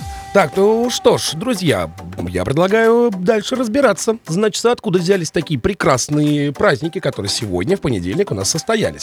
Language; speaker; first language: Russian; native; Russian